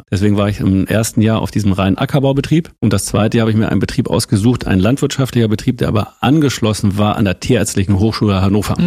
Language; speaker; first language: German; native; German